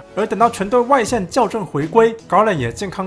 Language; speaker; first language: Chinese; native; Chinese